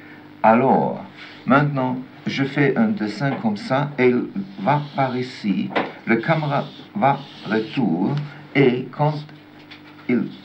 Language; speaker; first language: French; non-native, learner; German